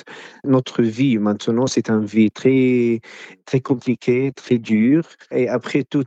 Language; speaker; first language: French; non-native, fluent; Arabic